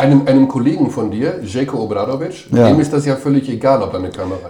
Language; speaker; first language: German; native; German